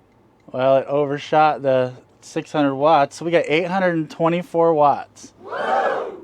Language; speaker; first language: English; native; English